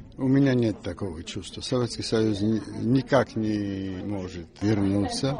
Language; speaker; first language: Russian; non-native, local second language; Georgian